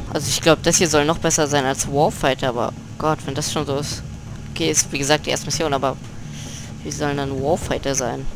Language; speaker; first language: German; native; German